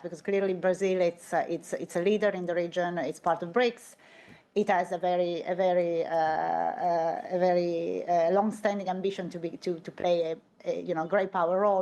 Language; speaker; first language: English; non-native, fluent; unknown